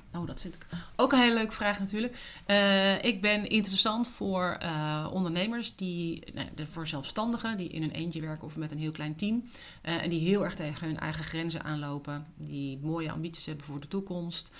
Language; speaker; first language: Dutch; native; Dutch